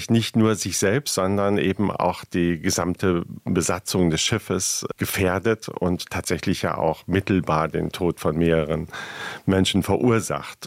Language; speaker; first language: German; native; German